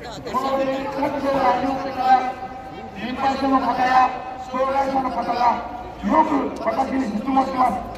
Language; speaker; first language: Japanese; non-native, fluent; Marathi